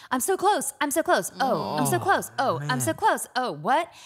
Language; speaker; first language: English; native; English